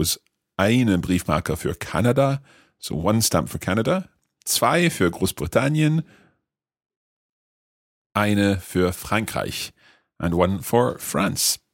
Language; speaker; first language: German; non-native, learner; English